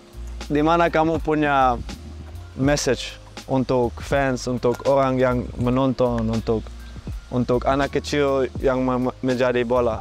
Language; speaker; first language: Indonesian; non-native, fluent; Dutch